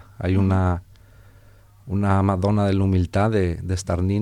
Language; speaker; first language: Spanish; native; Spanish